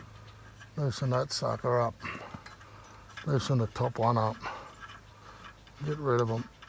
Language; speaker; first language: English; native; English